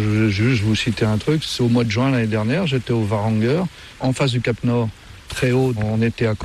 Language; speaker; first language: French; native; French